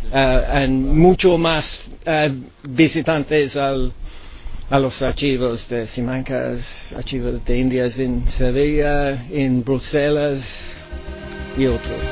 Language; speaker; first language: Spanish; non-native, learner; English